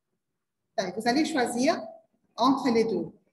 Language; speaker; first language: French; non-native, learner; Arabic